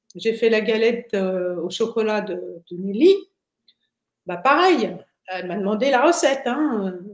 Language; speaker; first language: French; native; French